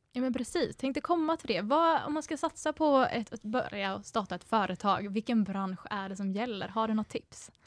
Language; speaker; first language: Swedish; native; Swedish